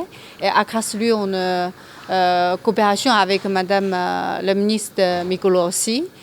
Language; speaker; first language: French; non-native, learner; Chinese